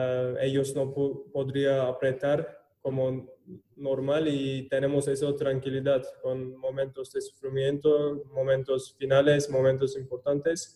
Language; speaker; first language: Spanish; non-native, learner; Turkish